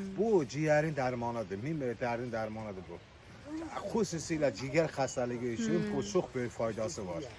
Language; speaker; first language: Azerbaijani; non-native, local second language; Talysh